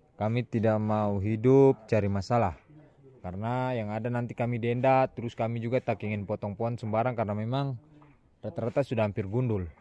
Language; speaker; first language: Indonesian; native; Indonesian